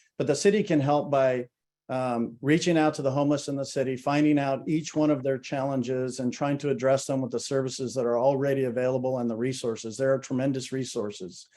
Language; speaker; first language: English; native; English